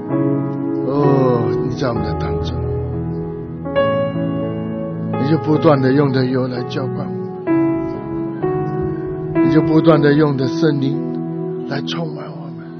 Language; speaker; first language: Chinese; native; Chinese